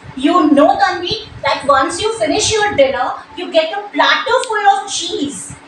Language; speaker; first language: English; non-native, local second language; Hindi